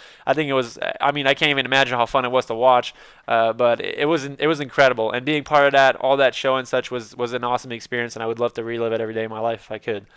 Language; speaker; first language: English; native; English